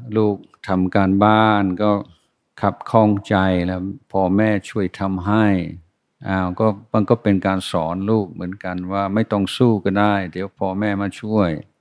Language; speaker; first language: Thai; non-native, fluent; English